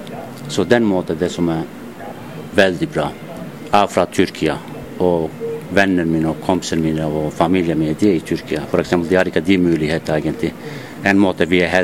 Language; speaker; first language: Norwegian; non-native, learner; Turkish